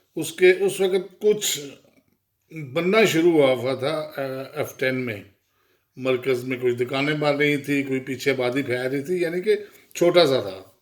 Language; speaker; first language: Urdu; non-native, local second language; Punjabi